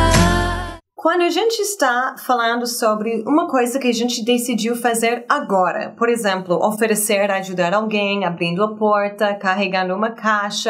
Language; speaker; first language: Portuguese; non-native, fluent; English